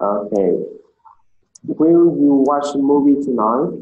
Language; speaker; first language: English; non-native, learner; Vietnamese